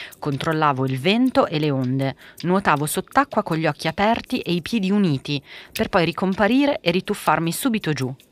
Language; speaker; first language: Italian; early bilingual, other home language; Portuguese